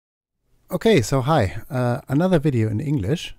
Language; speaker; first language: English; non-native, fluent; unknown